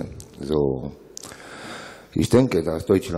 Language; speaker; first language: German; non-native, learner; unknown